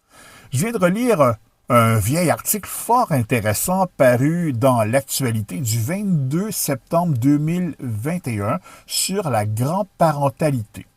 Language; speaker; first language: French; native; French